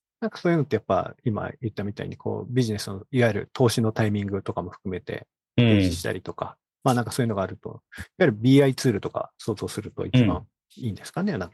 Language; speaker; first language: Japanese; native; Japanese